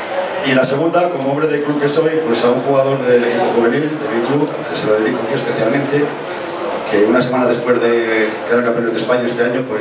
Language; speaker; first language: Spanish; native; Spanish